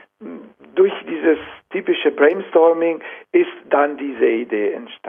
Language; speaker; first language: German; non-native, fluent; Italian